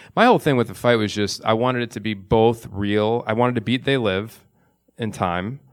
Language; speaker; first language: English; native; English